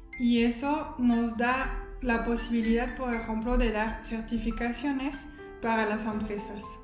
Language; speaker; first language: Spanish; non-native, fluent; French